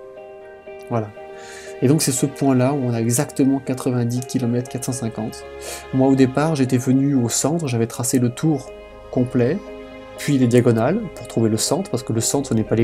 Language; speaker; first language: French; native; French